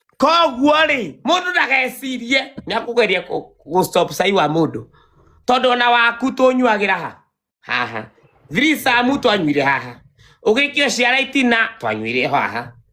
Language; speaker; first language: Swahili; non-native, local second language; Kikuyu